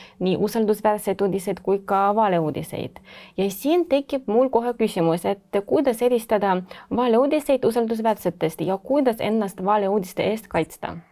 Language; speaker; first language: Estonian; non-native, local second language; Russian